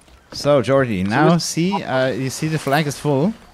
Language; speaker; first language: English; non-native, fluent; German